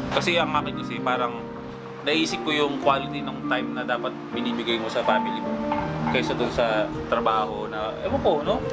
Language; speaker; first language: Filipino; native; Filipino